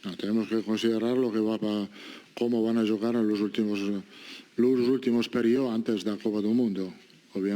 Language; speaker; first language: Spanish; non-native, fluent; Italian